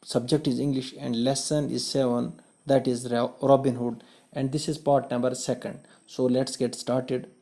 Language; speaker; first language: English; non-native, local second language; Kashmiri